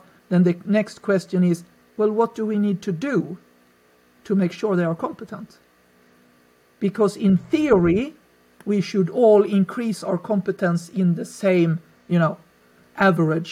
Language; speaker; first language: English; non-native, fluent; Swedish